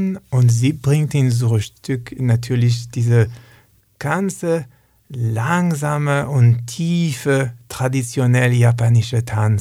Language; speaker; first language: German; non-native, learner; French